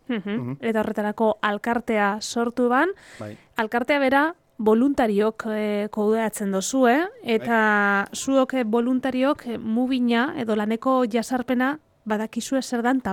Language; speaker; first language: Basque; native; Basque